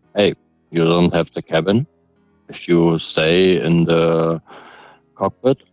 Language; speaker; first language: English; non-native, fluent; German